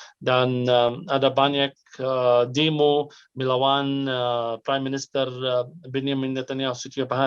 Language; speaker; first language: Indonesian; non-native, fluent; Arabic